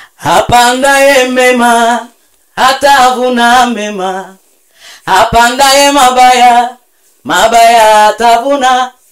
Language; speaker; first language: Swahili; native; Swahili